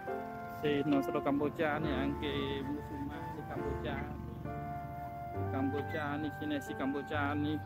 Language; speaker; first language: Italian; non-native, fluent; Khmer